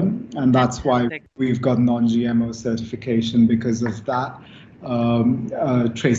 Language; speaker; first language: English; non-native, local second language; Hindi